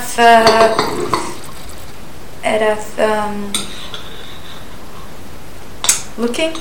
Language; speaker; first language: Icelandic; non-native, learner; English